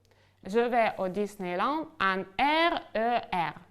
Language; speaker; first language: French; non-native, fluent; Ukrainian